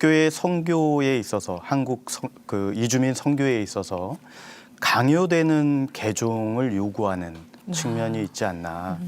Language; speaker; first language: Korean; native; Korean